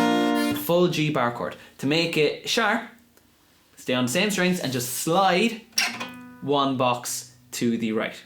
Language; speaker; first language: English; native; English